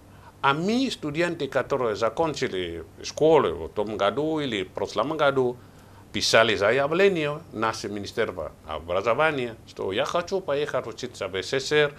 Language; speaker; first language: Russian; non-native, learner; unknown